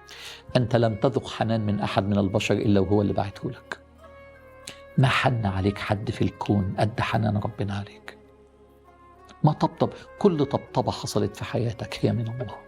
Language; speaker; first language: Arabic; native; Arabic